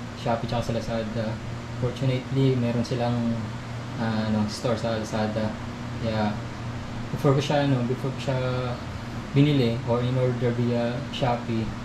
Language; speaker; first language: Filipino; non-native, local second language; Cebuano